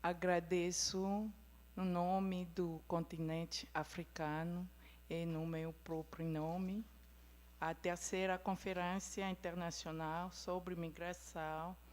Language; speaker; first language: Portuguese; non-native, fluent; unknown